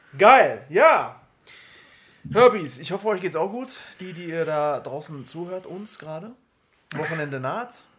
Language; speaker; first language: German; early bilingual, other home language; Turkish